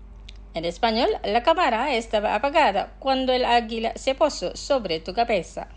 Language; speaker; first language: Spanish; non-native, fluent; Indonesian